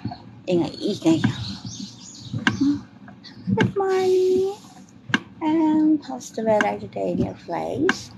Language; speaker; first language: English; non-native, local second language; Filipino